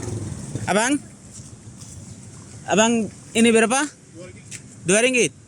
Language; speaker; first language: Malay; non-native, learner; Bangla